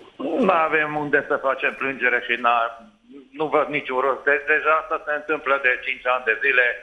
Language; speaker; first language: Romanian; non-native, local second language; Hungarian